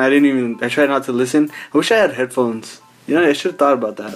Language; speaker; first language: English; native; English